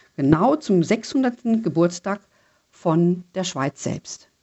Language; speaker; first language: German; native; German